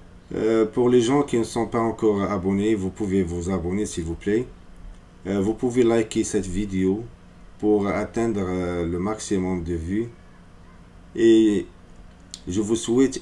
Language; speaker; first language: French; non-native, fluent; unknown